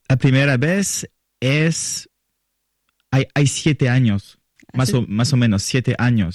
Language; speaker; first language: Spanish; non-native, learner; French